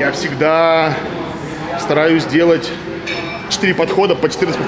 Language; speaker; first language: Russian; native; Russian